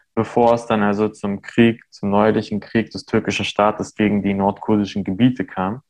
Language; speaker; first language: German; early bilingual, other home language; Armenian